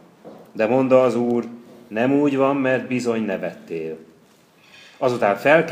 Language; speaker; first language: Hungarian; native; Hungarian